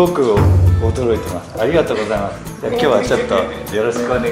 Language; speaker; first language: Japanese; native; Japanese